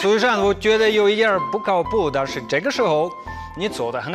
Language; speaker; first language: Chinese; non-native, learner; English